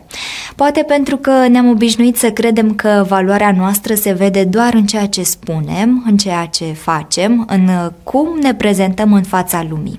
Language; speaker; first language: Romanian; native; Romanian